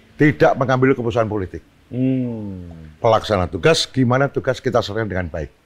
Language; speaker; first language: Indonesian; non-native, local second language; Javanese